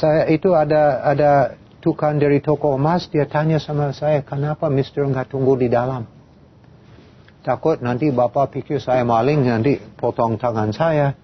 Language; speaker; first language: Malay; non-native, fluent; English